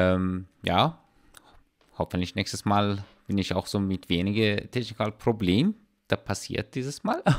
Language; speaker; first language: German; non-native, learner; Persian